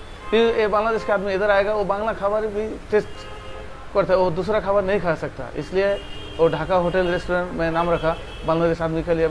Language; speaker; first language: Hindi; non-native, local second language; Bangla